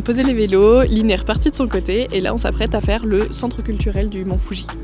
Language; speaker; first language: French; native; French